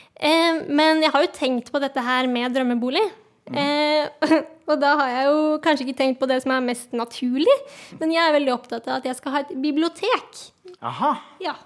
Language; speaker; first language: Norwegian; native; Norwegian